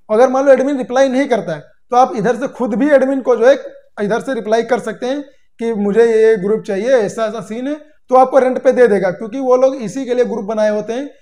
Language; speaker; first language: Hindi; native; Hindi